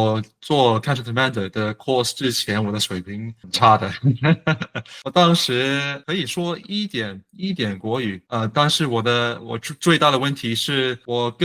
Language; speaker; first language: Chinese; non-native, learner; English